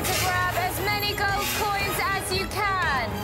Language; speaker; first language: English; native; English